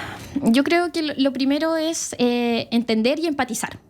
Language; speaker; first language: Spanish; native; Spanish